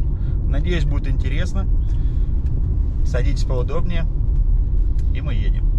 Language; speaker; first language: Russian; native; Russian